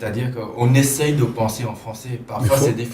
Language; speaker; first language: French; non-native, fluent; Khmer